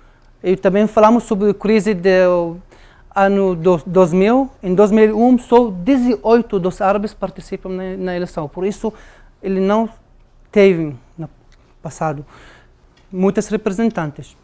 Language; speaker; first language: Portuguese; non-native, fluent; Arabic